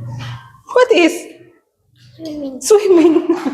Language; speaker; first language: English; non-native, learner; Indonesian